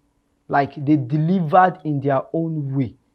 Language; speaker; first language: English; non-native, local second language; Yoruba